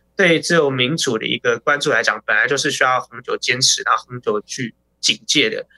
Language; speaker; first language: Chinese; native; Chinese